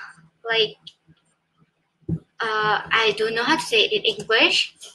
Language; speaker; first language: English; non-native, learner; Vietnamese